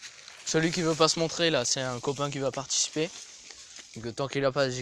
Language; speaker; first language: French; native; French